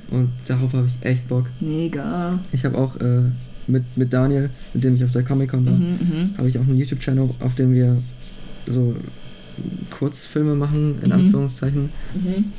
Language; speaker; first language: German; native; German